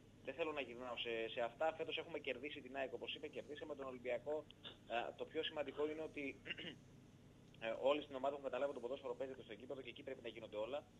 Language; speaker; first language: Greek; native; Greek